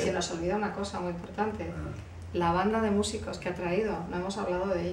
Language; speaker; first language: Spanish; native; Spanish